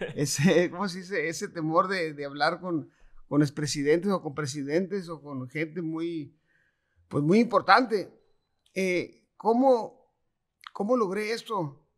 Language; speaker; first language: Spanish; native; Spanish